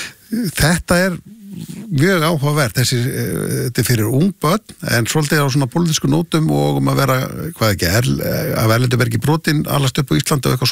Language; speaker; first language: Icelandic; native; Icelandic